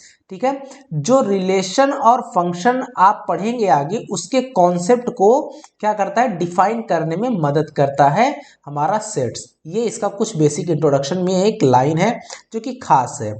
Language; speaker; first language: Hindi; native; Hindi